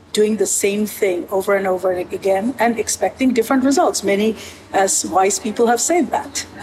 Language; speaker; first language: English; native; English